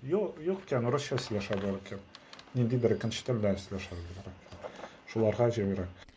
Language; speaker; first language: Tatar; native; Tatar